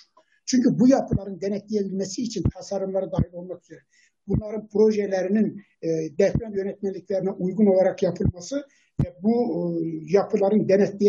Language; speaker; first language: Turkish; native; Turkish